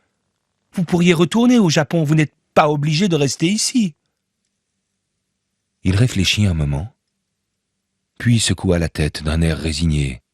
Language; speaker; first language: French; native; French